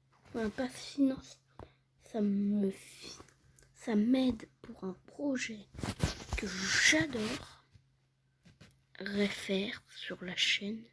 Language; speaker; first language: French; native; French